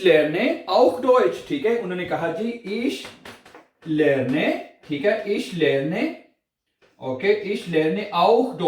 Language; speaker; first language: German; non-native, learner; Urdu